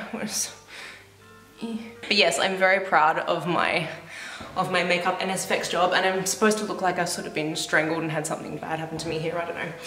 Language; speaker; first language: English; native; English